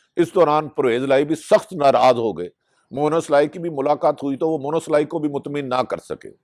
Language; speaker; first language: Urdu; non-native, local second language; Punjabi